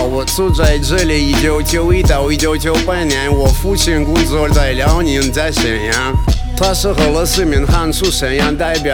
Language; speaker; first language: Chinese; non-native, learner; Russian